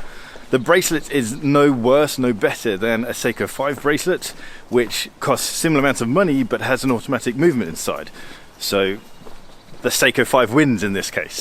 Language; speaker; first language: English; native; English